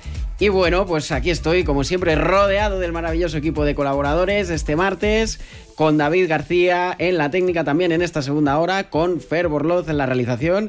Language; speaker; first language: Spanish; native; Spanish